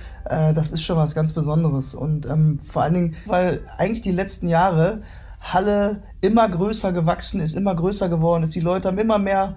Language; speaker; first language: German; native; German